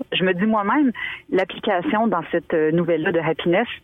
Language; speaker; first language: French; native; French